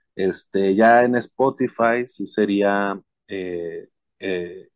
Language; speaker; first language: Spanish; native; Spanish